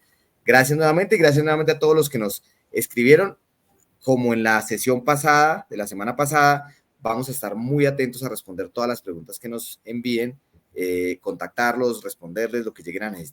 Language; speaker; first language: Spanish; native; Spanish